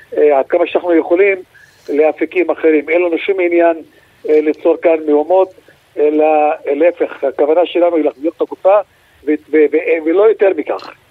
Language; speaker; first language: Hebrew; non-native, local second language; Arabic